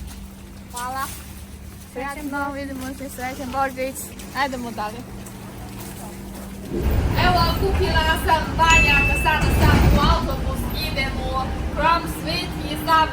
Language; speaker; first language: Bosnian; non-native, learner; Chinese